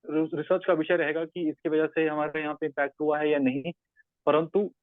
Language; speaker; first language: Hindi; non-native, local second language; Punjabi